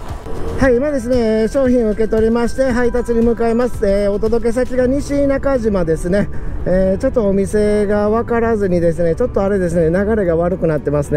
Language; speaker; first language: Japanese; native; Japanese